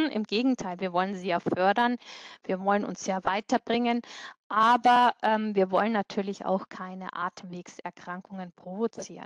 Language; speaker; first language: German; native; German